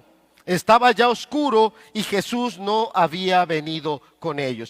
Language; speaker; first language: Spanish; native; Spanish